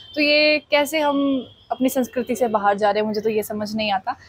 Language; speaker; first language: Hindi; native; Hindi